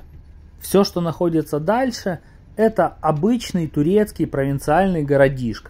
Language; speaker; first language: Russian; native; Russian